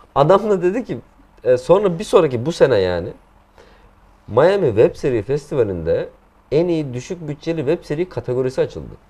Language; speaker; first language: Turkish; native; Turkish